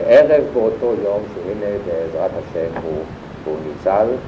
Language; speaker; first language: Hebrew; non-native, fluent; German